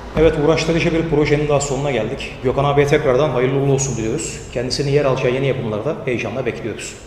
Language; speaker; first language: Turkish; native; Turkish